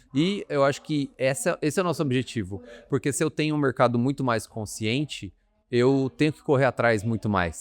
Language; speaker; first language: Portuguese; native; Portuguese